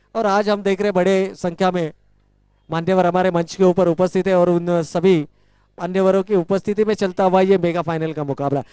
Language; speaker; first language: Hindi; non-native, local second language; Marathi